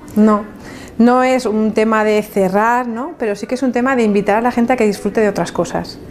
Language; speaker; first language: Spanish; early bilingual, heritage; French